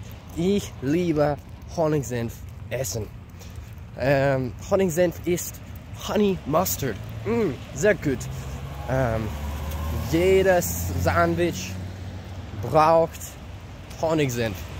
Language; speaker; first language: German; non-native, learner; English